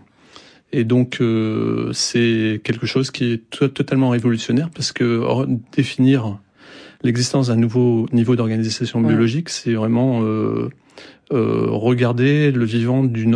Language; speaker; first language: French; native; French